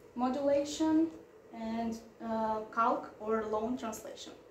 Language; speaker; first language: English; non-native, fluent; Romanian